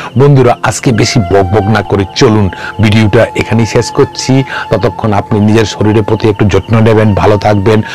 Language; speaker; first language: Bangla; non-native, local second language; Kok Borok